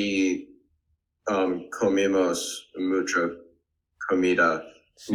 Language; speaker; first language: Spanish; non-native, learner; English